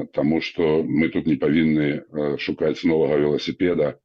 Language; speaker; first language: Belarusian; non-native, local second language; Russian